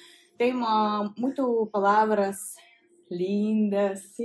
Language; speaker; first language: Portuguese; non-native, fluent; Russian